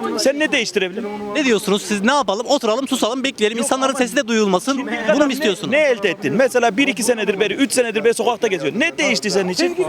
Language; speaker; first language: Turkish; native; Turkish